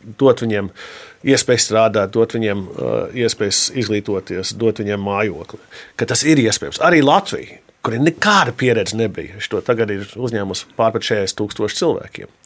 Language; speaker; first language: Latvian; early bilingual, heritage; Latvian